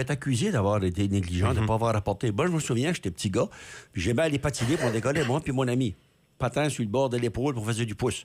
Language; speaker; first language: French; native; French